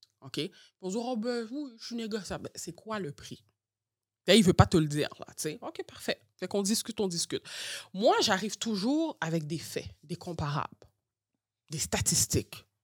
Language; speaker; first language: French; early bilingual, other home language; Haitian Creole